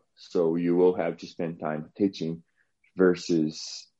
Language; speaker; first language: English; non-native, fluent; Portuguese